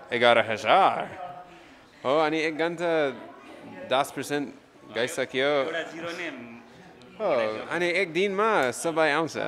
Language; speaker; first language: Nepali; non-native, learner; English